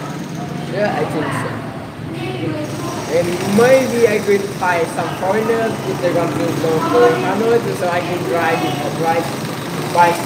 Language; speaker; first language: English; non-native, learner; Vietnamese